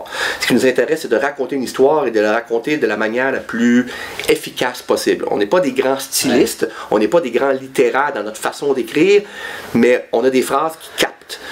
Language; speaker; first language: French; native; French